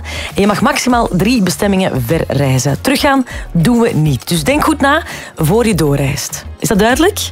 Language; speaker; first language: Dutch; native; Dutch